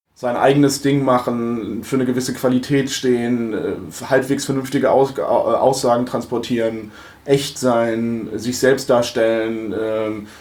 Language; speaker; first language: German; native; German